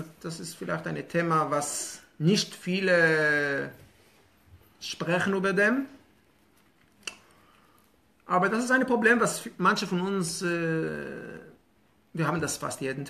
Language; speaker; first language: German; non-native, fluent; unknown